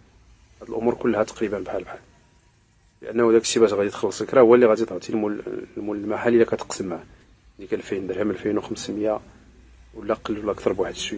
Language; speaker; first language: Arabic; native; Arabic